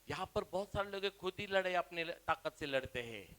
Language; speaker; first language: Hindi; non-native, local second language; Marathi